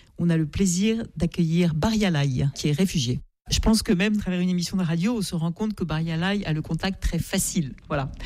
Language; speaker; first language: French; native; French